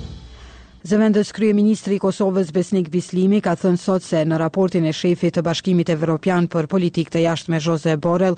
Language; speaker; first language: Albanian; native; Albanian